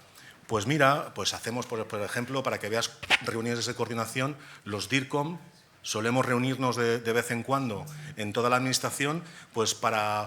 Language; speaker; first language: Spanish; native; Spanish